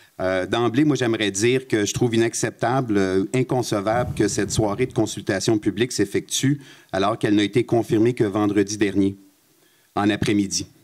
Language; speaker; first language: French; native; French